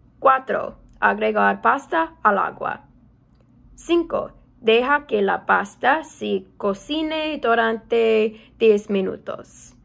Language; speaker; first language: Spanish; non-native, learner; English